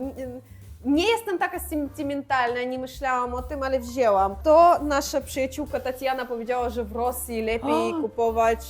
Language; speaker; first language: Polish; non-native, fluent; Russian